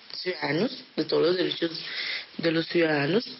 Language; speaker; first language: Spanish; early bilingual, other home language; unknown